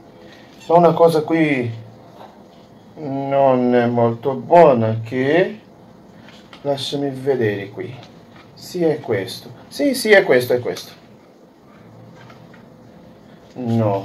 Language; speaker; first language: Italian; non-native, learner; Portuguese